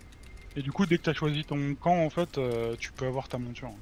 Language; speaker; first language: French; native; French